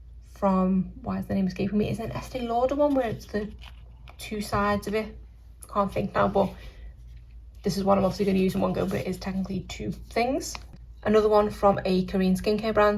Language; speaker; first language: English; native; English